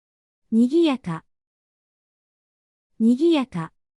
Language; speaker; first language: Japanese; native; Japanese